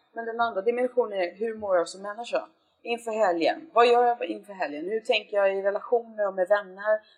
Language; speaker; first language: Swedish; native; Swedish